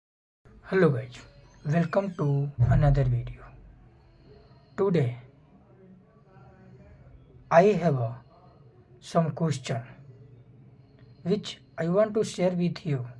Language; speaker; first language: English; non-native, fluent; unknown